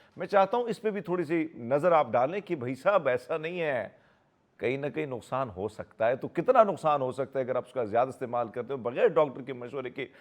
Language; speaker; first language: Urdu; non-native, local second language; Punjabi